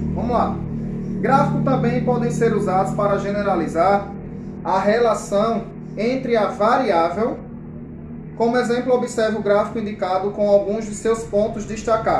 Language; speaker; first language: Portuguese; native; Portuguese